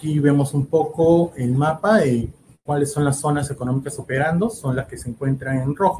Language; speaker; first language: Spanish; native; Spanish